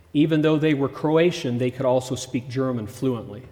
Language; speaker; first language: English; early bilingual, other home language; German